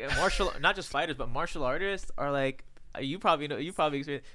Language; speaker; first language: English; early bilingual, other home language; Filipino